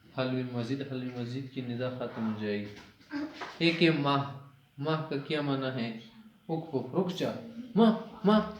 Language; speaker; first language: Urdu; non-native, local second language; Pashto